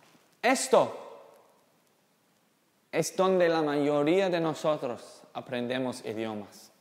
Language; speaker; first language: Spanish; non-native, fluent; English